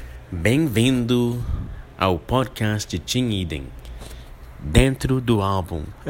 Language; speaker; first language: Portuguese; non-native, fluent; English